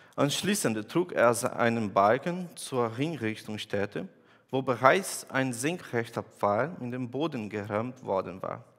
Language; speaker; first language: German; non-native, fluent; Portuguese